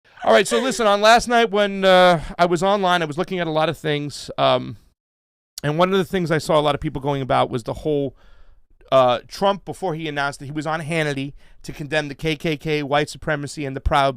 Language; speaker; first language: English; native; English